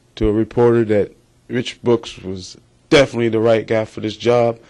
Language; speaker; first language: English; native; English